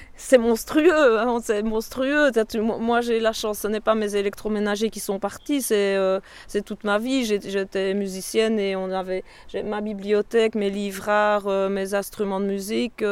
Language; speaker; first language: French; native; French